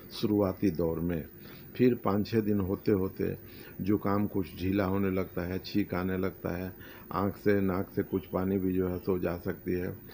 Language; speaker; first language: Hindi; native; Hindi